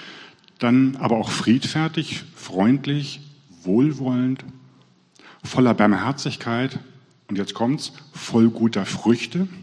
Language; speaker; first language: German; native; German